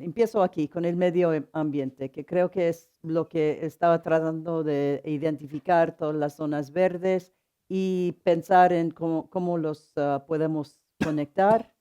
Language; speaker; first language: Spanish; non-native, fluent; English